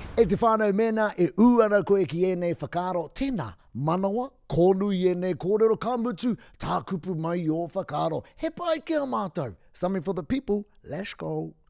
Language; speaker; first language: Māori; non-native, local second language; English